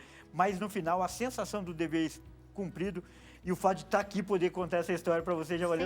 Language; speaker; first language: Portuguese; native; Portuguese